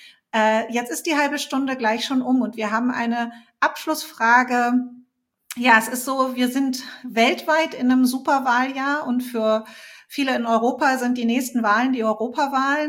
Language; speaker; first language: German; native; German